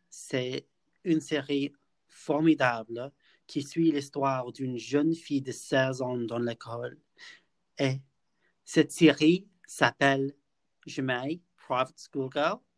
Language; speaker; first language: French; non-native, fluent; English